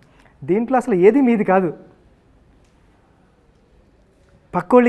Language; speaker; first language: Telugu; native; Telugu